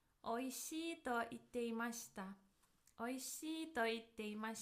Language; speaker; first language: Japanese; non-native, fluent; English